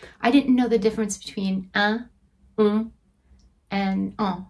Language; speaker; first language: English; native; English